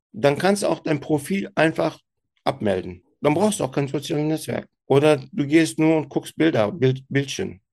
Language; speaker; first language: German; early bilingual, other home language; Turkish